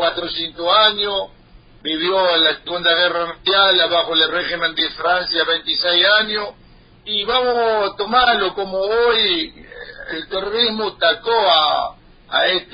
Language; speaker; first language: Spanish; non-native, learner; Arabic